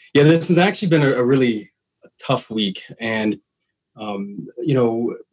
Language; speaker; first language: English; native; English